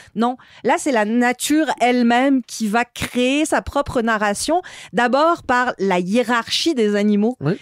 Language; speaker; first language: French; native; French